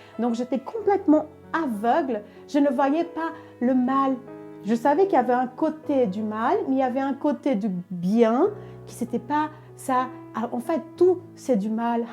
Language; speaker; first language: French; non-native, fluent; Portuguese